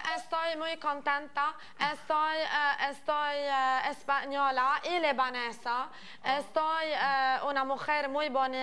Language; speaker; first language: Spanish; non-native, learner; Arabic